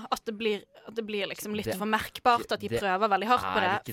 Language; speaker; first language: Norwegian; native; Norwegian